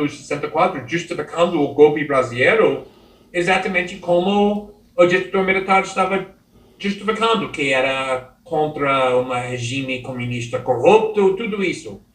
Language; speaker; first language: Portuguese; non-native, fluent; English